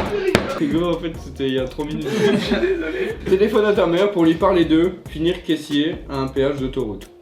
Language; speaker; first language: French; native; French